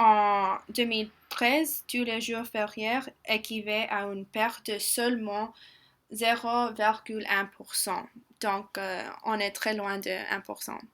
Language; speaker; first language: French; non-native, learner; English